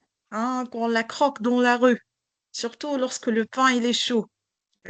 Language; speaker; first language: French; non-native, local second language; Arabic